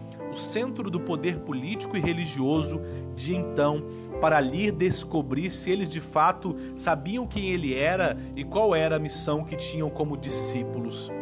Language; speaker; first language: Portuguese; native; Portuguese